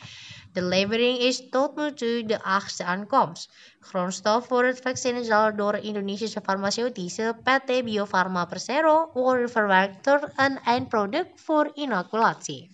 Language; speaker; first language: Dutch; non-native, fluent; Indonesian